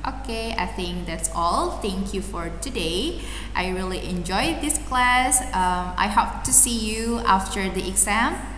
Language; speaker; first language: English; non-native, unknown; Indonesian